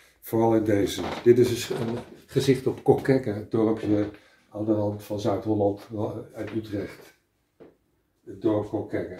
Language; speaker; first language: Dutch; native; Dutch